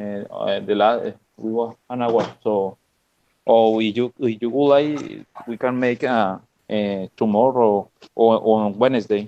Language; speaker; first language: English; non-native, learner; Spanish